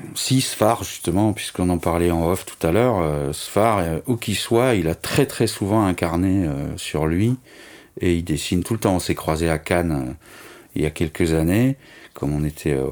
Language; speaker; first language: French; native; French